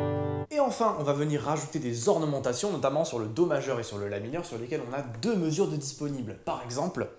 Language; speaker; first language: French; native; French